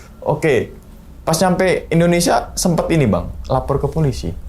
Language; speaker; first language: Indonesian; native; Indonesian